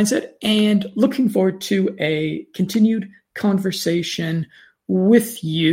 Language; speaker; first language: English; native; English